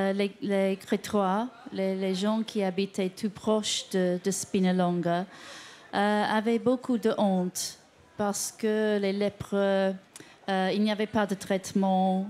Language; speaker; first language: French; non-native, fluent; English